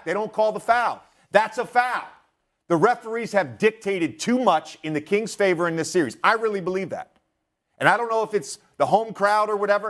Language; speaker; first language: English; native; English